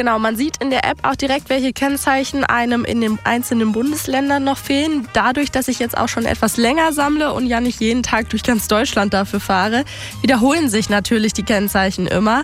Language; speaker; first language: German; native; German